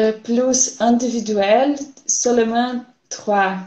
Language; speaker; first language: French; non-native, learner; Portuguese